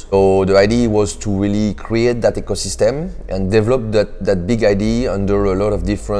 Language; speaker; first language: English; non-native, fluent; French